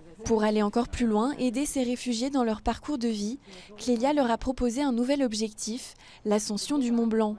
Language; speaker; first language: French; native; French